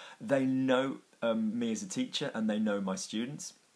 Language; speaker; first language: English; native; English